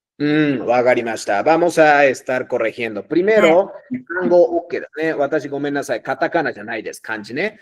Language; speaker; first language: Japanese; native; Japanese